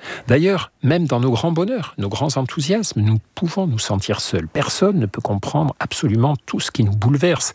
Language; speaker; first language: French; native; French